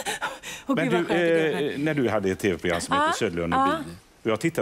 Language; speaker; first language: Swedish; native; Swedish